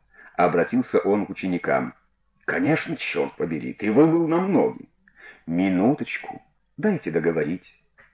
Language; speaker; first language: Russian; native; Russian